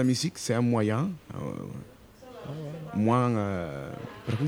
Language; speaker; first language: French; non-native, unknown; Spanish